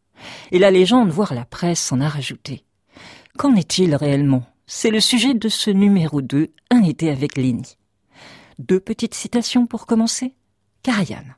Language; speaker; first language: French; native; French